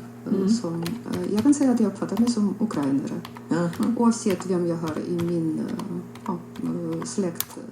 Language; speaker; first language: Swedish; non-native, fluent; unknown